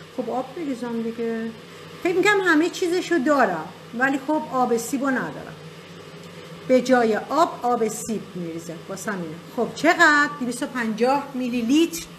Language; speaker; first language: Persian; native; Persian